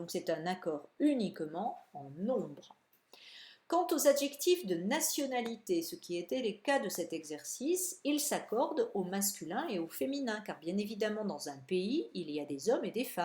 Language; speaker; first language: French; native; French